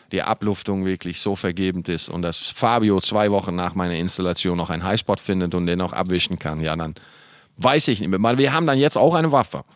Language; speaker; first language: German; non-native, fluent; Dutch